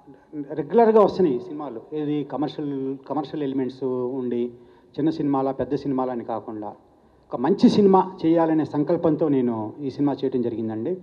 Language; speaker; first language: Telugu; native; Telugu